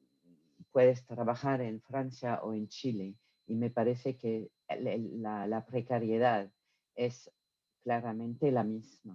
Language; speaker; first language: Spanish; non-native, fluent; French